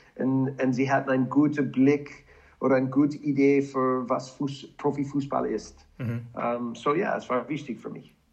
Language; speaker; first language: German; non-native, learner; English